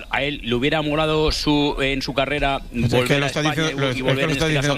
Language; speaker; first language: Spanish; native; Spanish